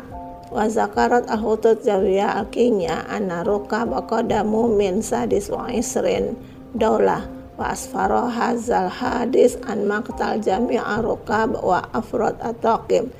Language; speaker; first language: Arabic; non-native, learner; Indonesian